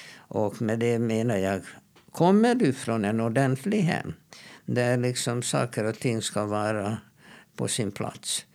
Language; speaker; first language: Swedish; non-native, fluent; Hungarian